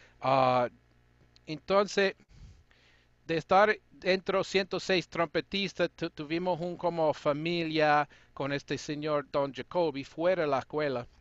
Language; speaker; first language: Spanish; non-native, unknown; English